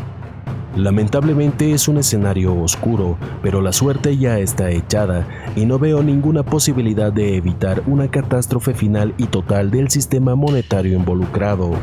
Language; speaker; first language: Spanish; native; Spanish